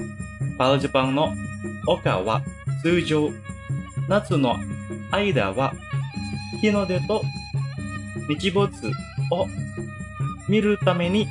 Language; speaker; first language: Japanese; non-native, fluent; Indonesian